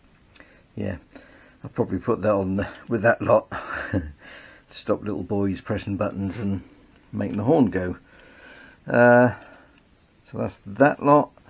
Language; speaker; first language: English; native; English